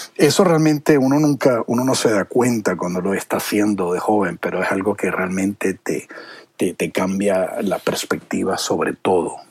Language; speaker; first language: Spanish; native; Spanish